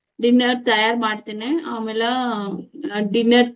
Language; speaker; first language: Kannada; non-native, learner; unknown